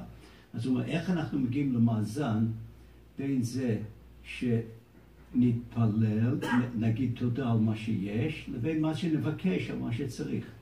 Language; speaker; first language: Hebrew; non-native, fluent; English